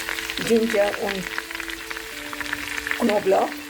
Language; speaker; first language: German; non-native, learner; Hindi